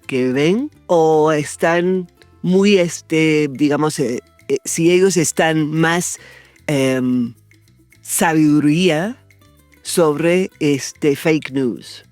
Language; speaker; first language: Spanish; non-native, fluent; English